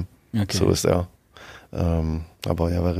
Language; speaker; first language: German; non-native, fluent; French